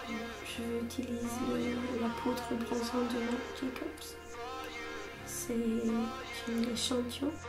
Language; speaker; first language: French; non-native, learner; Romanian